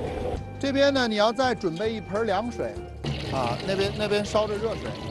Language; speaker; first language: Chinese; native; Chinese